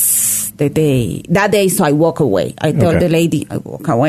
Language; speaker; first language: English; non-native, learner; Spanish